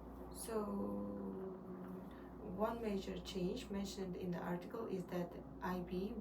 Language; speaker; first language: English; non-native, learner; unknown